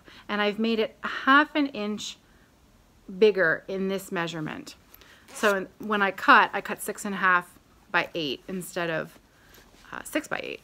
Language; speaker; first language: English; native; English